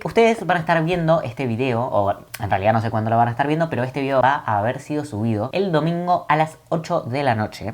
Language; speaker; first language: Spanish; native; Spanish